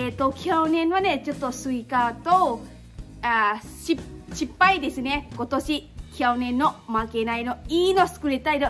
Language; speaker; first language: Japanese; non-native, local second language; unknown